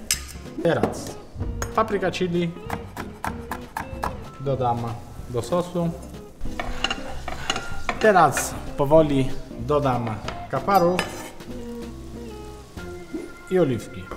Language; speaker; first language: Polish; non-native, learner; Italian